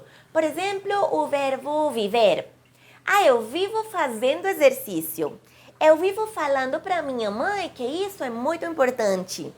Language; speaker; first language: Portuguese; non-native, fluent; Spanish